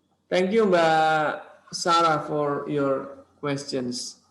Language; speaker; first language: English; non-native, learner; Indonesian